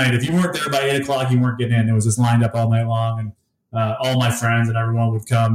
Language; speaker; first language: English; native; English